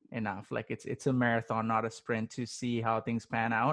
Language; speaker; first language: English; non-native, local second language; Urdu